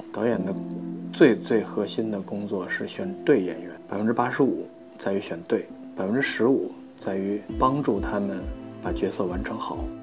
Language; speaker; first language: Chinese; native; Chinese